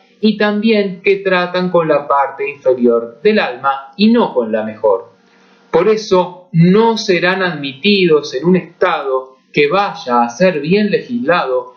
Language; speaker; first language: Spanish; native; Spanish